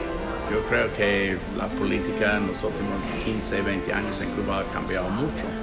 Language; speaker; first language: Spanish; non-native, fluent; English